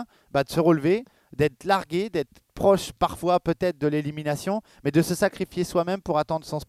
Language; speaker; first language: French; native; French